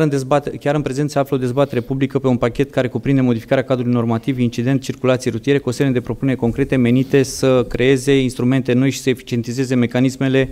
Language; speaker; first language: Romanian; native; Romanian